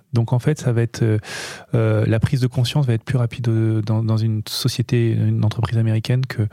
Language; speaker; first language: French; native; French